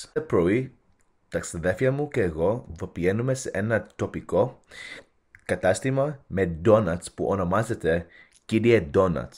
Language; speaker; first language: Greek; early bilingual, heritage; English